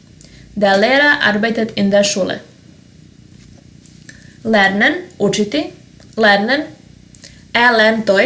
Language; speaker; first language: German; non-native, fluent; Serbian